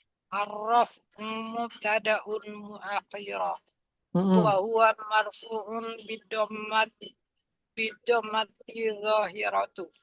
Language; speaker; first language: Arabic; non-native, learner; Indonesian